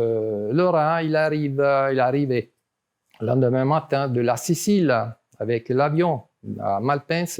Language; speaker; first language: French; non-native, learner; Italian